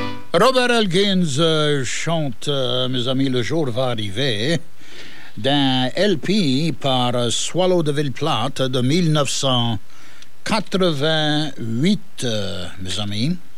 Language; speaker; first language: French; native; French